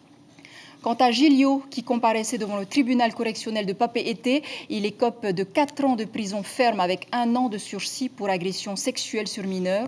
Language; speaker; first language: French; native; French